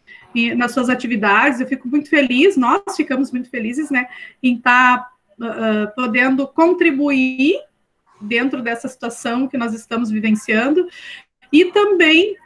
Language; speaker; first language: Portuguese; native; Portuguese